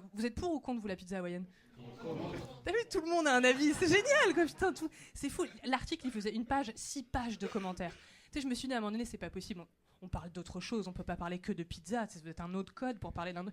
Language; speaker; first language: French; native; French